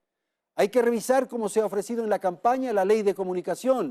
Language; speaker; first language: Spanish; native; Spanish